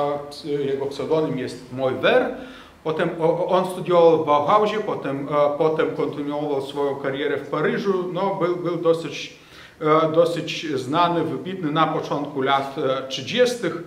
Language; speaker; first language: Polish; non-native, fluent; Lithuanian